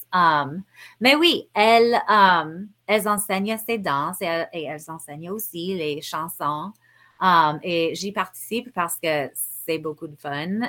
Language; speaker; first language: French; non-native, fluent; English